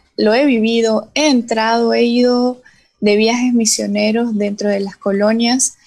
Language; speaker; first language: Spanish; non-native, local second language; Portuguese